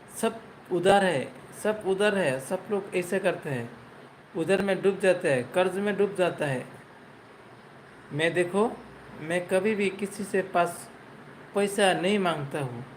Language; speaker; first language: Hindi; non-native, learner; Bangla